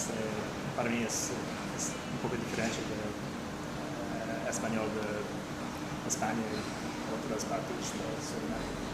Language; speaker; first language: Spanish; non-native, learner; English